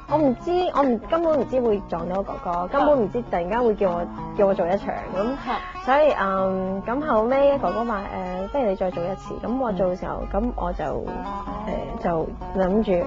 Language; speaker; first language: Cantonese; early bilingual, heritage; Cantonese